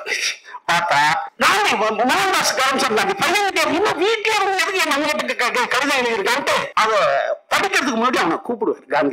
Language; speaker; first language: Tamil; native; Tamil